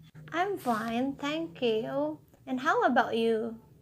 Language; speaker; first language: English; non-native, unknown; Indonesian